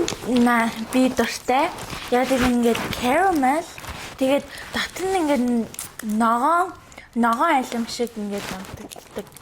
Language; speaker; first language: Mongolian; early bilingual, heritage; Mongolian